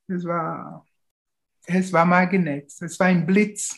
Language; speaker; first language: German; non-native, fluent; Portuguese